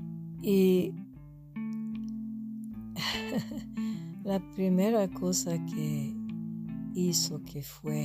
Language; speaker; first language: Spanish; non-native, fluent; English